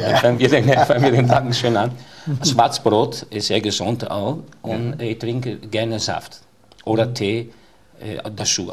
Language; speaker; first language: German; non-native, fluent; Italian